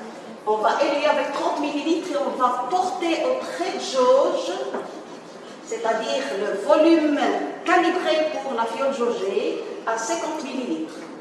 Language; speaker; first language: French; non-native, local second language; Arabic